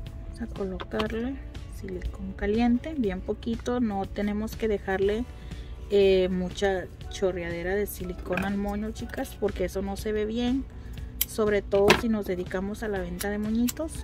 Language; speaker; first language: Spanish; native; Spanish